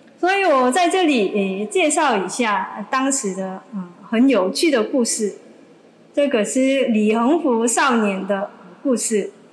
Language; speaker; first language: Chinese; non-native, fluent; Korean